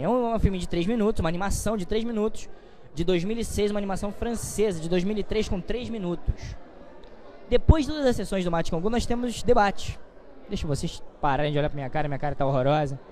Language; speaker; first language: Portuguese; native; Portuguese